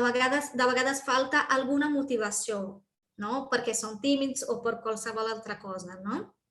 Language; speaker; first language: Catalan; non-native, fluent; Portuguese